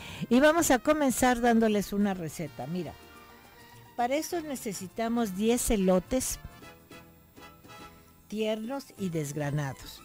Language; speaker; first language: Spanish; native; Spanish